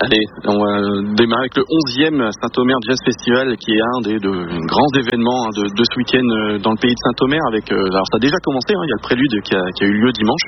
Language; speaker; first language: French; native; French